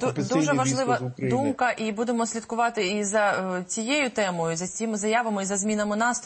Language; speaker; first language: Ukrainian; native; Ukrainian